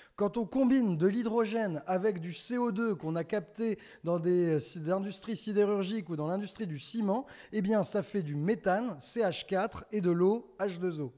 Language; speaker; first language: French; native; French